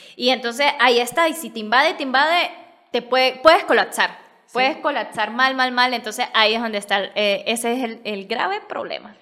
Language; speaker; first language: Spanish; native; Spanish